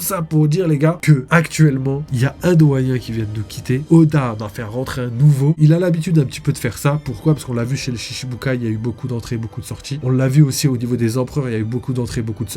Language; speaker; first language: French; native; French